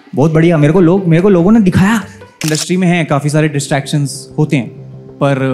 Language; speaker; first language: Hindi; native; Hindi